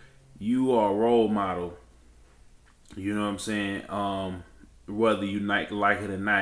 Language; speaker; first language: English; native; English